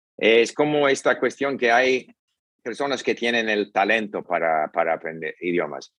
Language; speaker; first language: Spanish; non-native, fluent; English